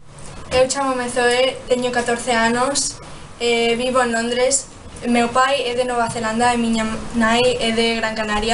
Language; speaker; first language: Galician; non-native, learner; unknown